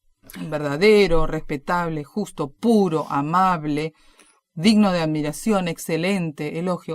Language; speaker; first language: Spanish; native; Spanish